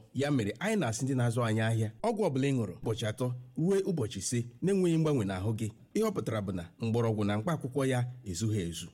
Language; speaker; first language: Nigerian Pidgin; non-native, local second language; Igbo